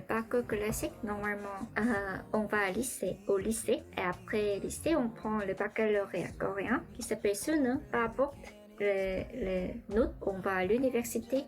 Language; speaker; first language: French; non-native, learner; Korean